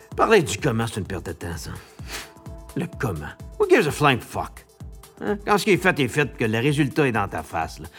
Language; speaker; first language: French; native; French